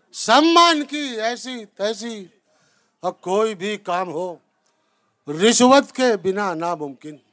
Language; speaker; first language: Urdu; native; Urdu